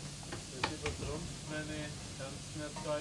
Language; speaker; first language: German; native; German